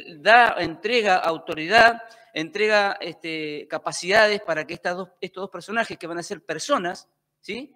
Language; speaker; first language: Spanish; native; Spanish